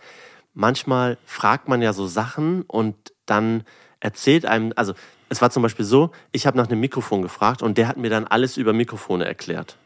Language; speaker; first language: German; native; German